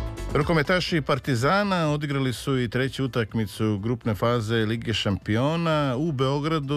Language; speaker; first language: Serbian; native; Serbian